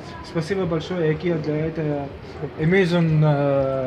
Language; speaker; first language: Russian; non-native, learner; Arabic